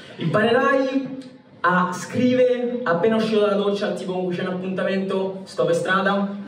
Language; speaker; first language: Italian; early bilingual, heritage; Italian